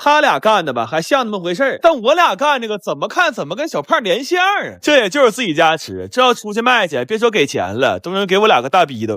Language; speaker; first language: Chinese; native; Chinese